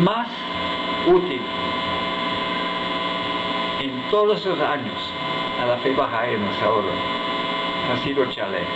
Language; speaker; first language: Spanish; non-native, fluent; English